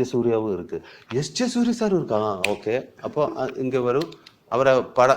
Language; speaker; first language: Tamil; non-native, learner; Malayalam